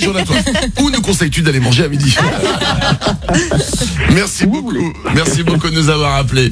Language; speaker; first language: French; native; French